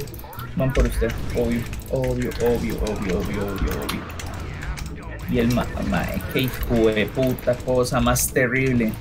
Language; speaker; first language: Spanish; native; Spanish